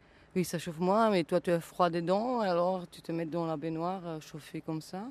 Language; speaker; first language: French; non-native, fluent; Italian